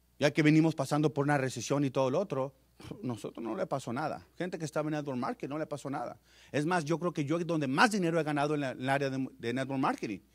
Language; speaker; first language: Spanish; native; Spanish